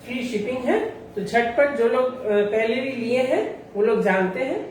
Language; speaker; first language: Hindi; non-native, local second language; Bangla